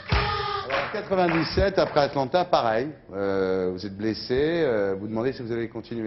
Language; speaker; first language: French; native; French